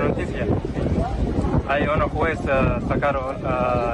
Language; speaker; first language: Spanish; non-native, learner; Arabic